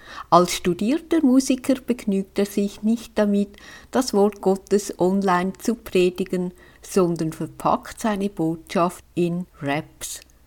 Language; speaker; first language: German; native; German